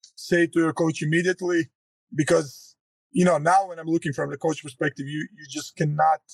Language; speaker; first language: English; non-native, fluent; Croatian